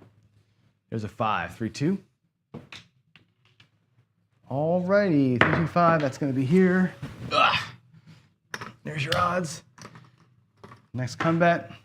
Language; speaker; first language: English; native; English